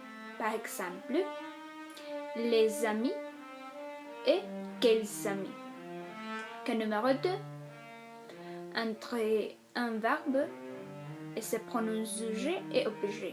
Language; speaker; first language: French; non-native, fluent; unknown